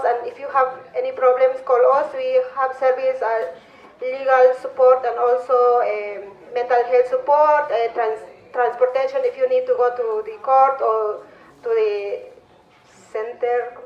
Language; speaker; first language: English; non-native, learner; Spanish